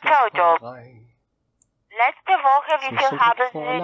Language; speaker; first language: German; non-native, learner; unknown